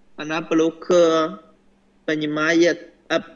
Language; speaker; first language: Russian; non-native, learner; Vietnamese